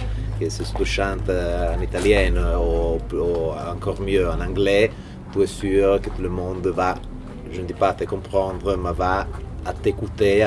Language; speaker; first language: French; non-native, fluent; Italian